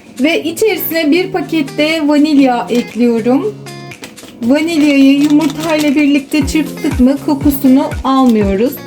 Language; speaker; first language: Turkish; native; Turkish